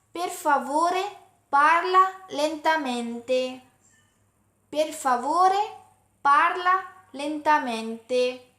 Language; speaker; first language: Italian; non-native, learner; Hindi